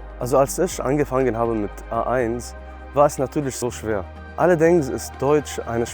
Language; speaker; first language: German; non-native, learner; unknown